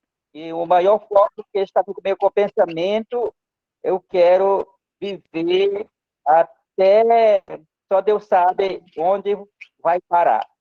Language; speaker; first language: Portuguese; non-native, local second language; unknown